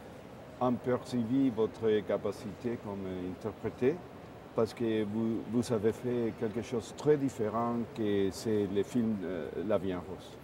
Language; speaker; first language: French; non-native, fluent; Spanish